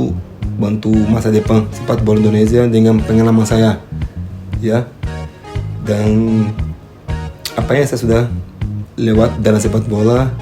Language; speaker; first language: Indonesian; non-native, fluent; Portuguese